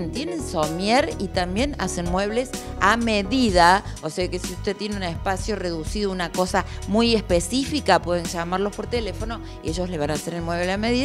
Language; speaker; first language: Spanish; native; Spanish